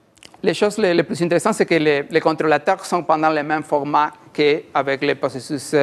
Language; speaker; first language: French; non-native, learner; Spanish